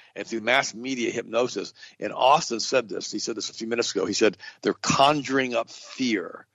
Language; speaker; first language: English; native; English